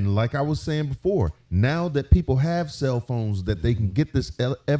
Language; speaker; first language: English; native; English